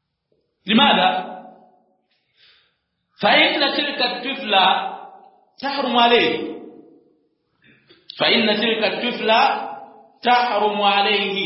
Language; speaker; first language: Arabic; non-native, fluent; Swahili